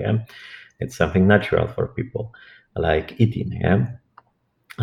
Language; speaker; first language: English; non-native, fluent; Polish